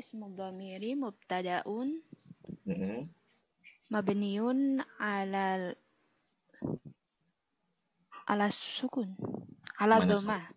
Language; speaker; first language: Arabic; non-native, learner; Indonesian